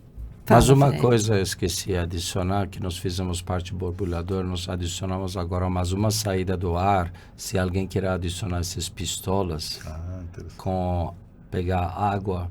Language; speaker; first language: Portuguese; non-native, fluent; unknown